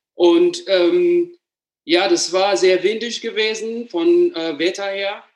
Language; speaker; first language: German; non-native, learner; Amharic